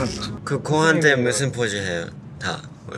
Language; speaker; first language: Korean; non-native, fluent; Japanese